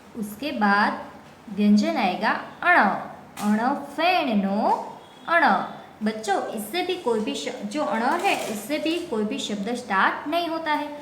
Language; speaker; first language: Hindi; non-native, local second language; Gujarati